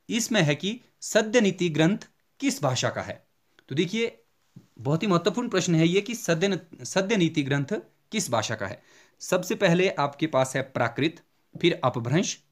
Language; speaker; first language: Hindi; native; Hindi